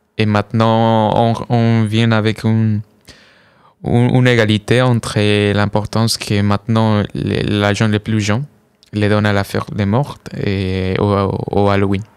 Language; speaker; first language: French; non-native, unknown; Spanish